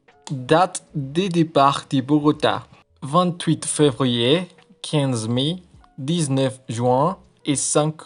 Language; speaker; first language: French; non-native, learner; Spanish